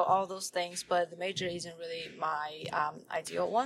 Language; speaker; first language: English; non-native, fluent; Chinese